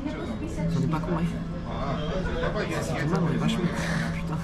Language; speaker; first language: French; native; French